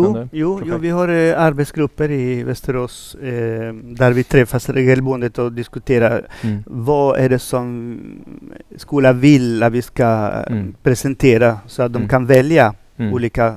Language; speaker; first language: Swedish; non-native, fluent; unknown